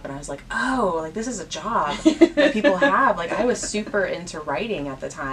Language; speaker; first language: English; native; English